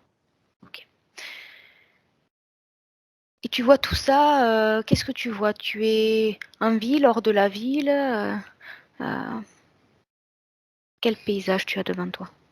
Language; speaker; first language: French; native; French